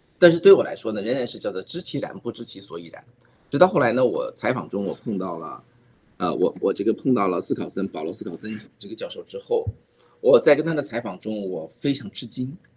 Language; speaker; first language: Chinese; native; Chinese